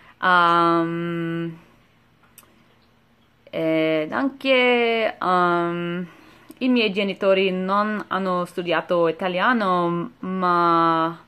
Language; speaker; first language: Italian; non-native, learner; English